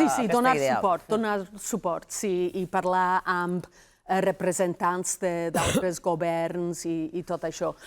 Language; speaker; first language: Catalan; non-native, fluent; Welsh